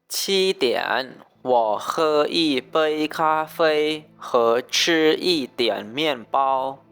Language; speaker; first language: Chinese; non-native, learner; Lao